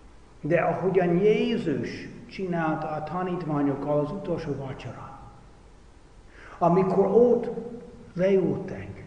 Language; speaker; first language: Hungarian; non-native, fluent; English